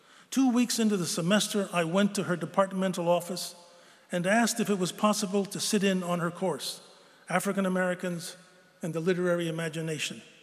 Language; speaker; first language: English; native; English